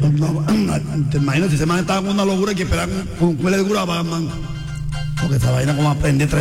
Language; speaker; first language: Spanish; native; Spanish